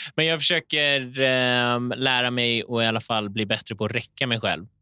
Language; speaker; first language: Swedish; native; Swedish